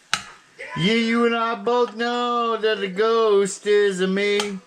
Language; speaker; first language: English; native; English